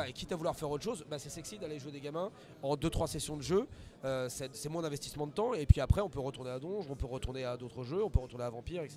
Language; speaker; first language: French; native; French